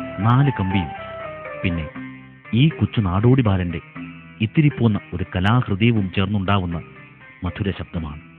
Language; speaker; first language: Malayalam; native; Malayalam